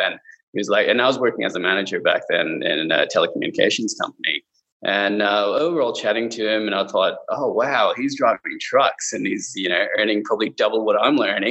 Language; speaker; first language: English; non-native, local second language; Cantonese